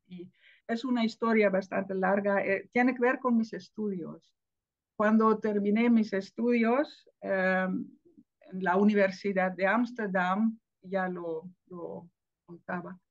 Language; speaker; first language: Spanish; non-native, fluent; Dutch